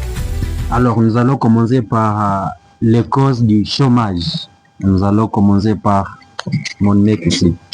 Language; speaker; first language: French; non-native, learner; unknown